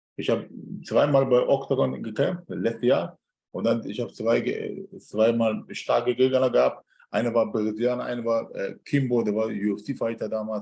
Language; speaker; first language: German; non-native, learner; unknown